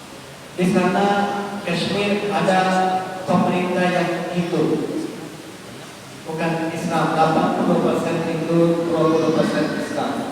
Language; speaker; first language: Indonesian; non-native, learner; Urdu